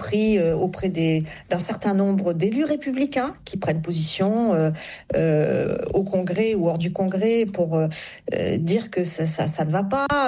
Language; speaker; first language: French; native; French